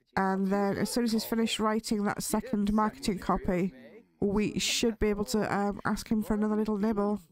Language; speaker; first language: English; native; English